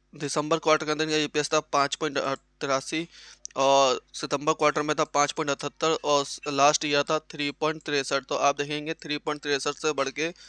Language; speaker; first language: Hindi; native; Hindi